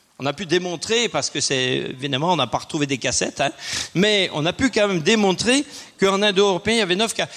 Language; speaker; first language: French; native; French